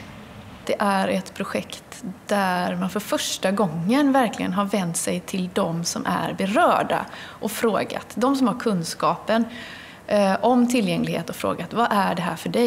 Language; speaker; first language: Swedish; native; Swedish